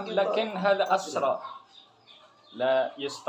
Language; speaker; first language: Arabic; non-native, learner; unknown